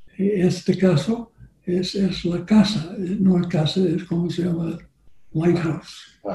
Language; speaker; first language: Spanish; non-native, learner; English